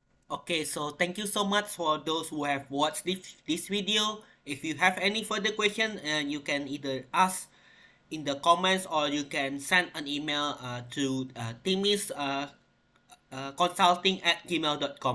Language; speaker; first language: English; non-native, fluent; Indonesian